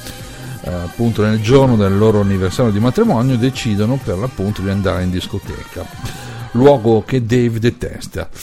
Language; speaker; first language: Italian; native; Italian